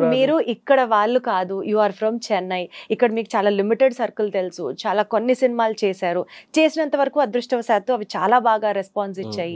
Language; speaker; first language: Telugu; native; Telugu